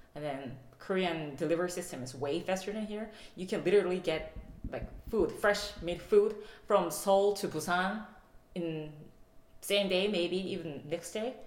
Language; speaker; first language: English; non-native, fluent; Korean